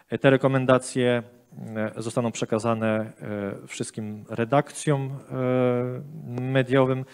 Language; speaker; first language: Polish; native; Polish